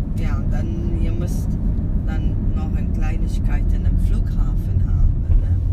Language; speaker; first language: German; non-native, fluent; Portuguese